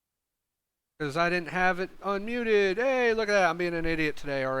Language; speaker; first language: English; native; English